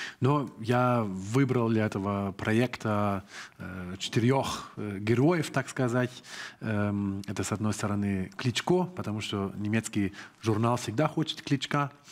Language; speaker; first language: Russian; non-native, fluent; German